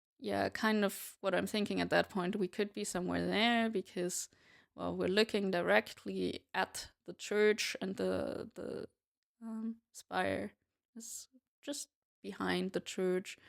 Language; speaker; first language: English; non-native, fluent; German